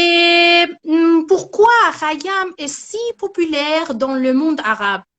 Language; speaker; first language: French; non-native, learner; Persian